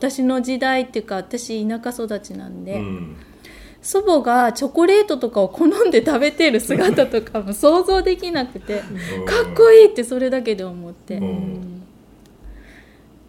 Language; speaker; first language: Japanese; native; Japanese